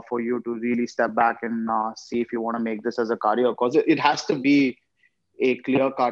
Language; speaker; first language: English; non-native, local second language; Hindi